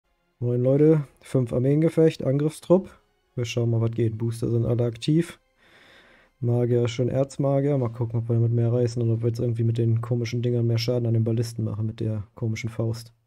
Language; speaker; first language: German; native; German